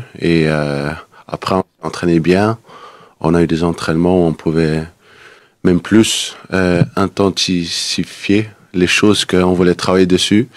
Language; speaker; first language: French; non-native, fluent; Danish